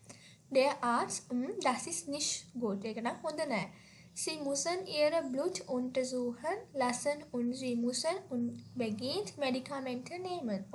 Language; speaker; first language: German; non-native, learner; Sinhala